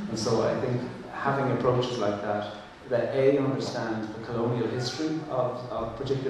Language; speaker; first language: English; non-native, local second language; Irish